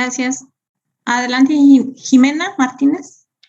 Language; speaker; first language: Spanish; native; Spanish